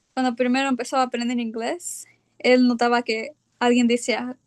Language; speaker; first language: Spanish; early bilingual, heritage; Spanish